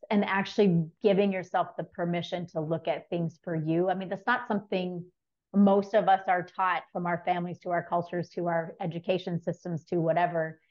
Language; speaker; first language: English; native; English